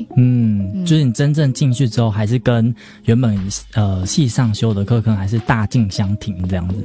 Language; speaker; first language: Chinese; native; Chinese